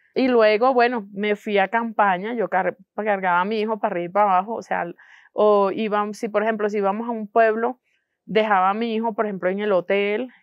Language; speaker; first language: Spanish; non-native, local second language; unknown